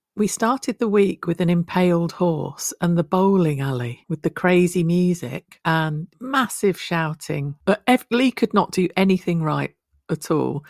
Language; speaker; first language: English; native; English